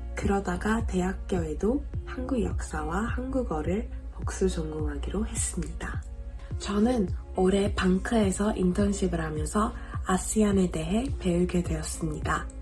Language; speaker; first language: Korean; non-native, fluent; English